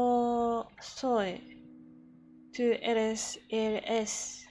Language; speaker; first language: Spanish; non-native, learner; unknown